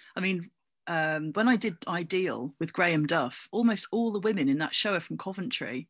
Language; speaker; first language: English; native; English